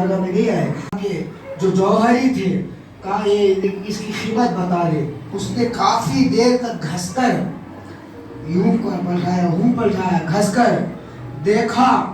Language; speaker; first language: Urdu; native; Urdu